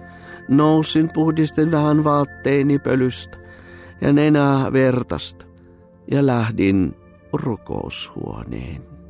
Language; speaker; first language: Finnish; non-native, fluent; Bulgarian